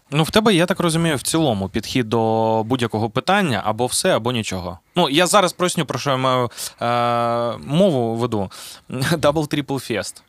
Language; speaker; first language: Ukrainian; native; Ukrainian